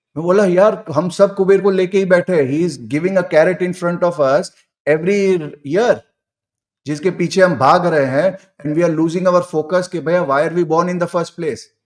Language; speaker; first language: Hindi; non-native, local second language; Gujarati